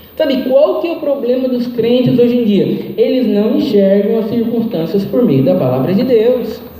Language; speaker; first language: Portuguese; native; Portuguese